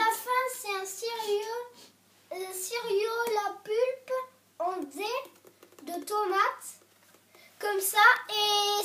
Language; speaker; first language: French; non-native, learner; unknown